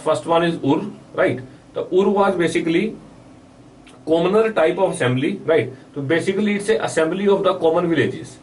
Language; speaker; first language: English; non-native, local second language; Hindi